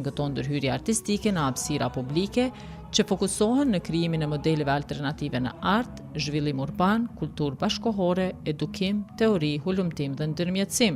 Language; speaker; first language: Albanian; native; Albanian